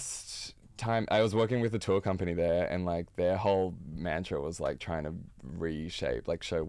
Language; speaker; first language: English; native; English